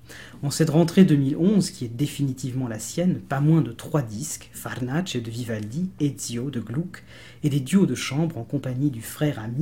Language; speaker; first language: French; native; French